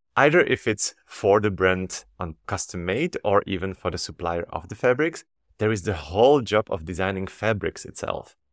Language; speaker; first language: English; non-native, fluent; Slovak